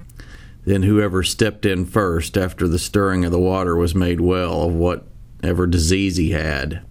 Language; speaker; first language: English; native; English